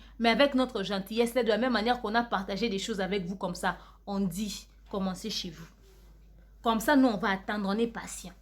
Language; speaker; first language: French; non-native, local second language; Lingala